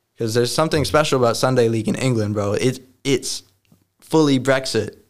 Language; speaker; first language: English; native; English